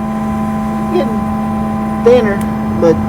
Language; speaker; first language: English; native; English